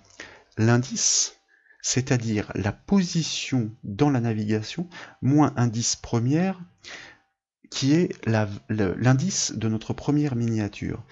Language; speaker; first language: French; native; French